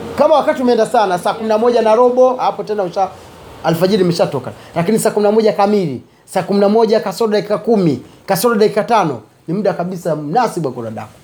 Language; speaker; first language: Swahili; native; Swahili